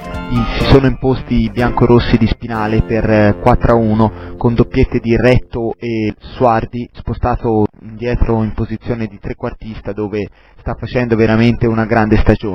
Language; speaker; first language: Italian; native; Italian